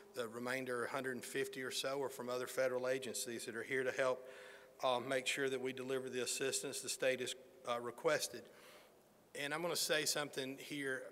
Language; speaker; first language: English; native; English